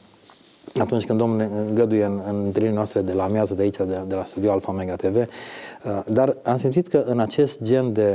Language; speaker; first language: Romanian; native; Romanian